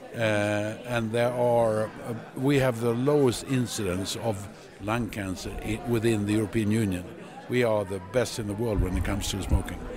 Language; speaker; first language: English; non-native, fluent; Swedish